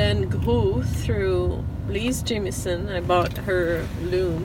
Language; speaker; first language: English; non-native, fluent; French